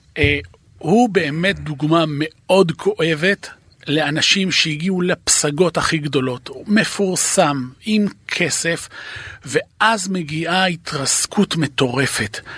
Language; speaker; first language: Hebrew; native; Hebrew